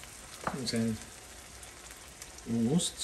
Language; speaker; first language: Swedish; non-native, learner; Arabic